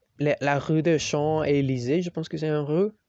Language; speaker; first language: French; non-native, learner; Spanish